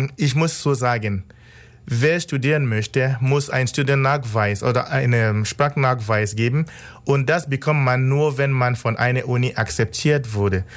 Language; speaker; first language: German; non-native, fluent; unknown